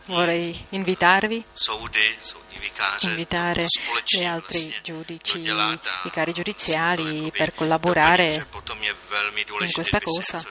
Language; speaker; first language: Italian; non-native, fluent; Czech